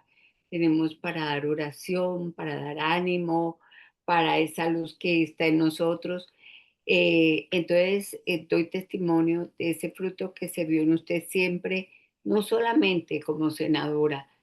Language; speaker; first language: Spanish; native; Spanish